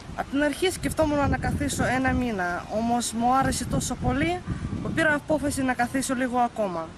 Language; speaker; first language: Greek; non-native, fluent; Russian